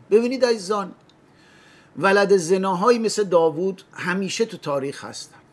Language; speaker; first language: Persian; native; Persian